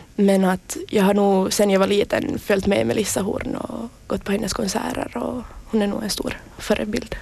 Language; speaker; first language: Swedish; native; Swedish